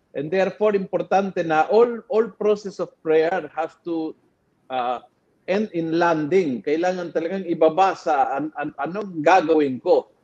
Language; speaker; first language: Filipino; non-native, fluent; Spanish